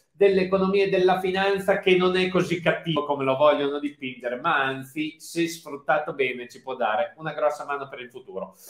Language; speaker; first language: Italian; native; Italian